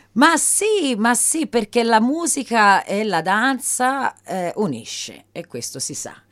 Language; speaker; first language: Italian; native; Italian